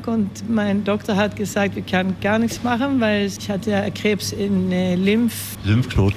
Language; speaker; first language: German; early bilingual, heritage; German